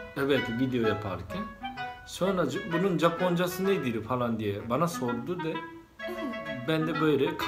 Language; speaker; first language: Turkish; non-native, fluent; Japanese